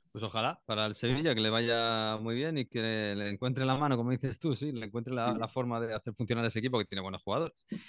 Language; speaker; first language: Spanish; native; Spanish